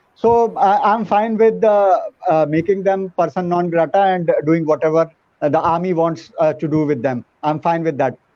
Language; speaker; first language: English; non-native, local second language; Hindi